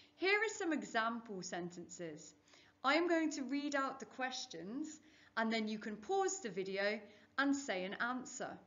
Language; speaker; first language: English; native; English